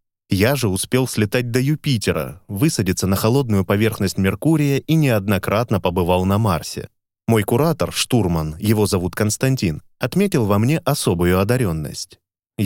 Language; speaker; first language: Russian; native; Russian